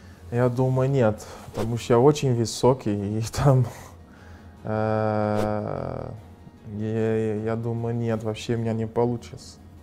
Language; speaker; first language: Russian; non-native, fluent; Portuguese